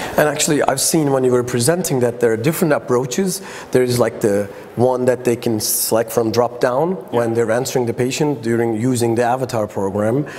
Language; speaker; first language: English; non-native, fluent; Turkish